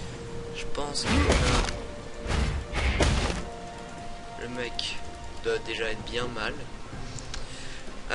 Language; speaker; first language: French; native; French